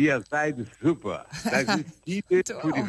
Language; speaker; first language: German; non-native, learner; Portuguese